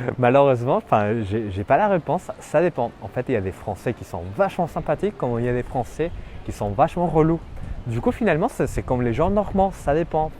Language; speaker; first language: French; non-native, fluent; Spanish